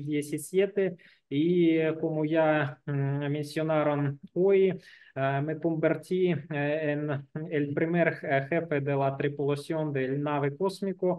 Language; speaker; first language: Spanish; non-native, learner; Russian